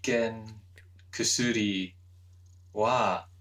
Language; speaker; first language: Japanese; non-native, learner; English